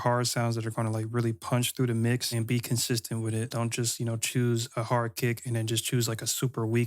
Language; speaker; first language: English; native; English